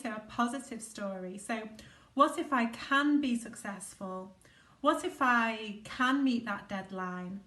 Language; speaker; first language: English; native; English